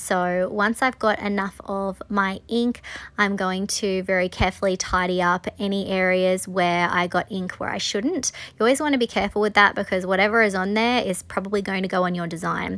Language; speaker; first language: English; native; English